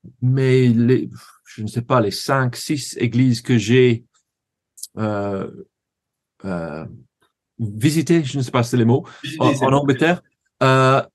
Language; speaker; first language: French; non-native, fluent; English